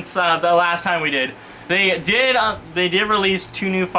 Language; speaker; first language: English; native; English